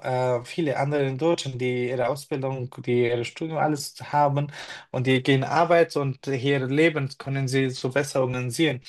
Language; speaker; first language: German; non-native, fluent; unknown